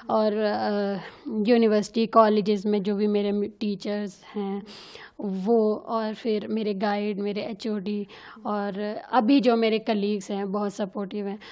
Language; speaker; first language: Hindi; native; Hindi